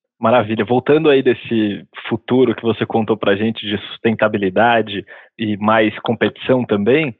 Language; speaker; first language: Portuguese; native; Portuguese